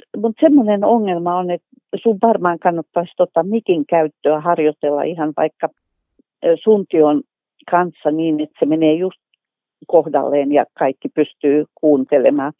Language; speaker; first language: Finnish; native; Finnish